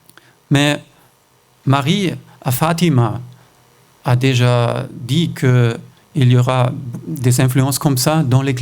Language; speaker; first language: French; non-native, fluent; German